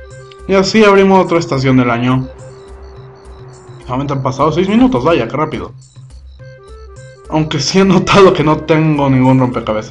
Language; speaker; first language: Spanish; native; Spanish